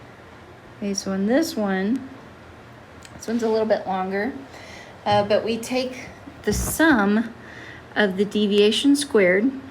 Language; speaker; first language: English; native; English